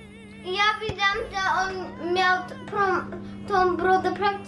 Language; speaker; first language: Polish; early bilingual, heritage; Polish